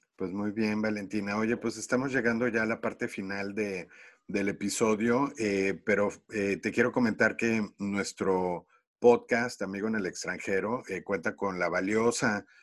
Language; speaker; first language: Spanish; native; Spanish